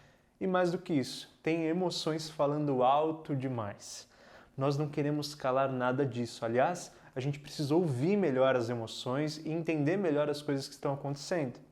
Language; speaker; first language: Portuguese; native; Portuguese